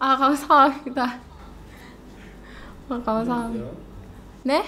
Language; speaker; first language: Korean; non-native, learner; Indonesian